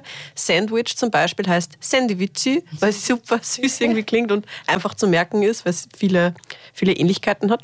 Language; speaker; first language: German; native; German